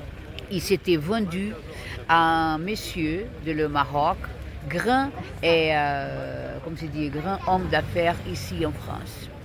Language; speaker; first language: French; non-native, fluent; Portuguese